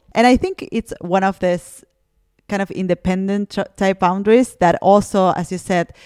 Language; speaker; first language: English; non-native, fluent; Spanish